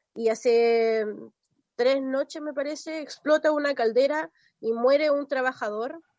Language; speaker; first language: Spanish; native; Spanish